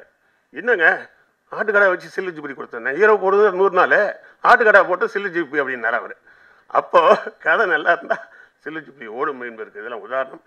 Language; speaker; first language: Tamil; native; Tamil